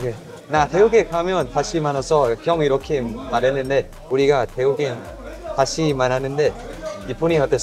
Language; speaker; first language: Korean; non-native, learner; Thai